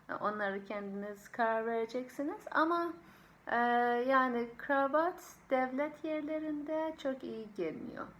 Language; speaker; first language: Turkish; non-native, fluent; Persian